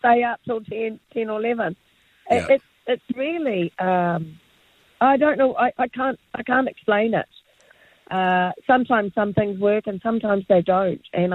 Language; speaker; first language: English; native; English